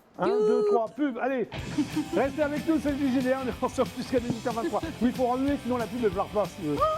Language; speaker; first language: French; native; French